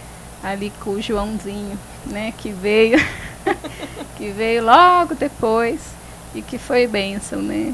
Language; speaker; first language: Portuguese; native; Portuguese